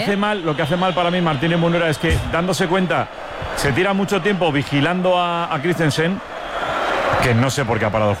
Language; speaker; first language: Spanish; native; Spanish